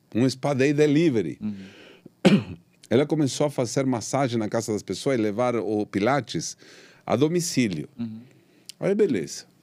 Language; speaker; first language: Portuguese; non-native, fluent; Spanish